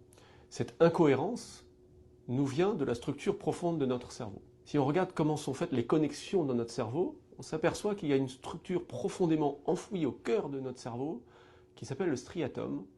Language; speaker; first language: French; native; French